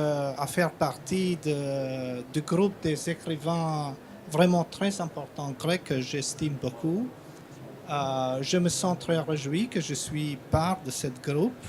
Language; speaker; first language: French; non-native, fluent; Albanian